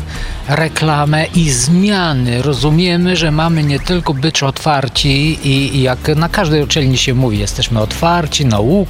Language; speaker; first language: Polish; non-native, fluent; Bulgarian